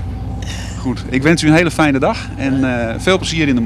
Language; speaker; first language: Dutch; native; Dutch